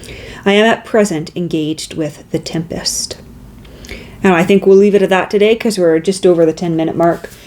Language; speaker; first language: English; native; English